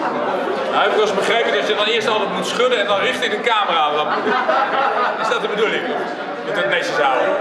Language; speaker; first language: Dutch; native; Dutch